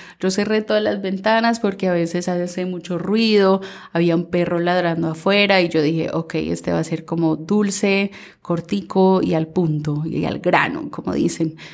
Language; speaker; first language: Spanish; early bilingual, heritage; Spanish